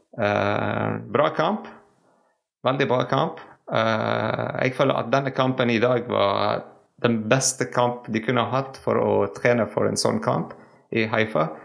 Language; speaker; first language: Norwegian; non-native, fluent; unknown